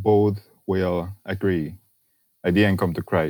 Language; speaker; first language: English; non-native, fluent; Spanish